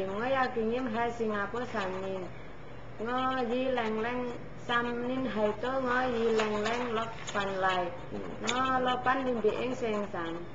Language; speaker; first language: Cantonese; non-native, learner; Indonesian